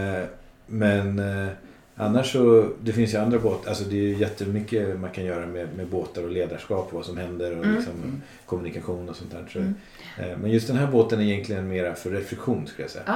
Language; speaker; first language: Swedish; native; Swedish